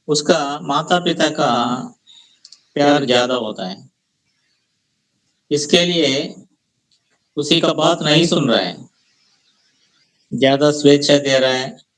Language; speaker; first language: Hindi; non-native, local second language; Telugu